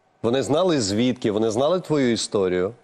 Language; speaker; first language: Ukrainian; native; Ukrainian